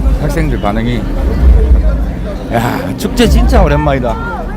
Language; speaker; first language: Korean; native; Korean